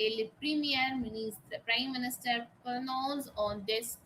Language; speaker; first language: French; non-native, fluent; Tamil